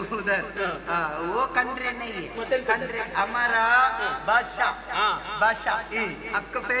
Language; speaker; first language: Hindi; non-native, local second language; Kannada